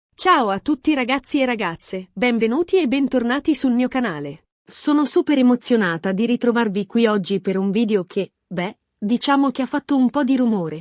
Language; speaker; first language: Italian; native; Italian